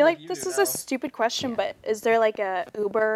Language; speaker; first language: English; non-native, fluent; German